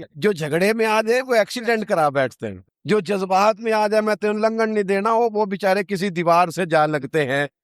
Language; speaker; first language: Urdu; non-native, local second language; Punjabi